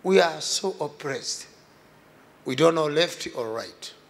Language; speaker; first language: English; non-native, local second language; Swahili